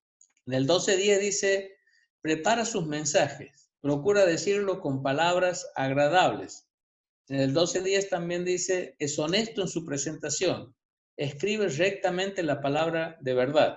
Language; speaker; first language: Spanish; native; Spanish